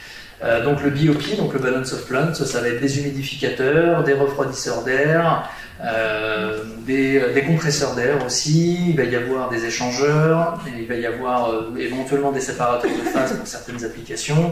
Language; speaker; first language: French; native; French